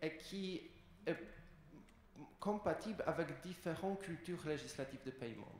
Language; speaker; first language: French; non-native, fluent; Polish